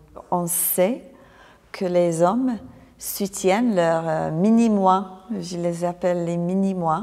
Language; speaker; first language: French; non-native, fluent; English